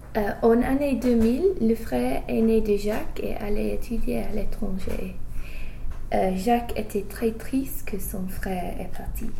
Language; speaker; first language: French; non-native, learner; English